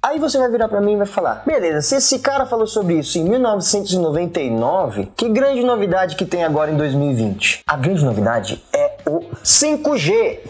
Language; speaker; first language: Portuguese; native; Portuguese